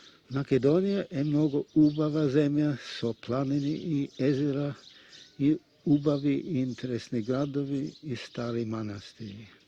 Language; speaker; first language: Macedonian; non-native, fluent; Russian